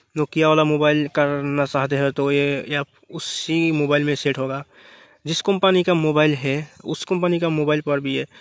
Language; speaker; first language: Hindi; non-native, local second language; Bangla